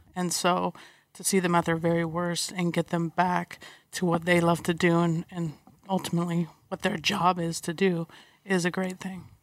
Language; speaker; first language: English; native; English